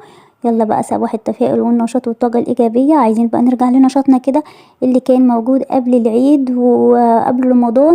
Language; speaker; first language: Arabic; native; Arabic